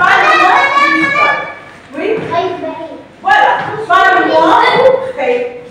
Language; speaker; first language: French; non-native, local second language; Arabic